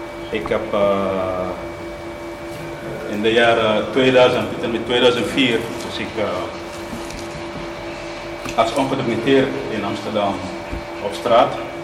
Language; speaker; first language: Dutch; non-native, fluent; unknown